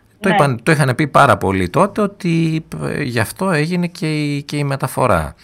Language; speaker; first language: Greek; native; Greek